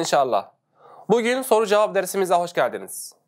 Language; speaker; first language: Turkish; non-native, fluent; Arabic